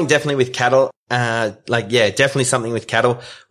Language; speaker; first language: English; native; English